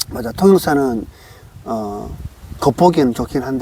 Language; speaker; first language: Korean; native; Korean